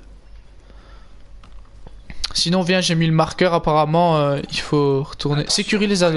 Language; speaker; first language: French; native; French